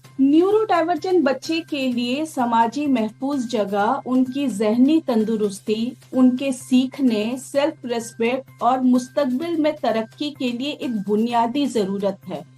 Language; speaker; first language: Urdu; native; Urdu